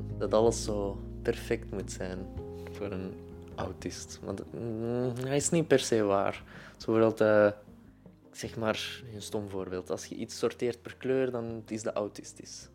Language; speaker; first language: Dutch; native; Dutch